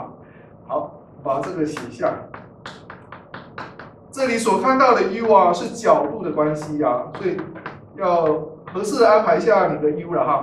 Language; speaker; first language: Chinese; native; Chinese